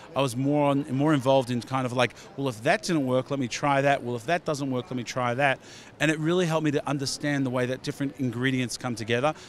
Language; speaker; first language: English; native; English